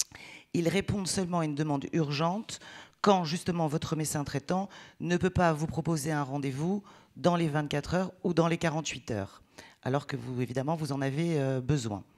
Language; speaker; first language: French; native; French